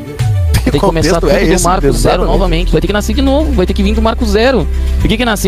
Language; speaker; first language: Portuguese; native; Portuguese